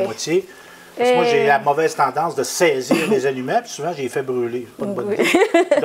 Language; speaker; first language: French; native; French